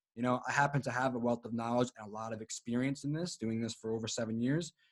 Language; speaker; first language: English; native; English